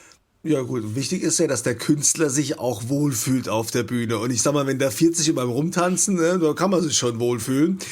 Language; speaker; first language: German; native; German